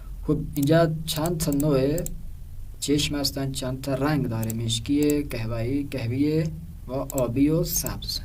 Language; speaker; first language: Persian; non-native, fluent; Urdu